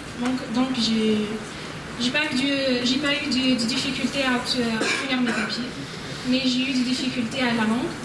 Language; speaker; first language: French; non-native, learner; Arabic